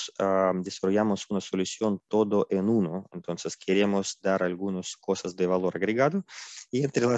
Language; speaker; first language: Spanish; non-native, fluent; Russian